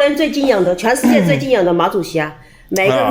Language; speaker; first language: Chinese; native; Chinese